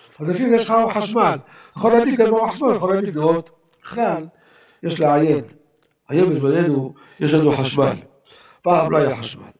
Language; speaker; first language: Hebrew; native; Hebrew